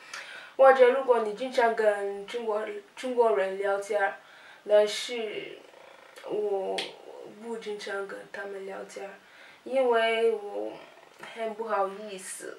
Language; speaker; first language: Chinese; non-native, learner; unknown